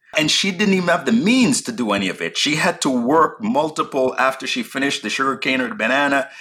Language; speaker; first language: English; native; English